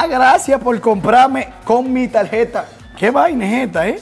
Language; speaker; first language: Spanish; native; Spanish